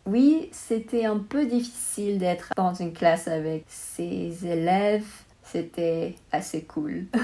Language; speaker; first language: French; non-native, learner; Chinese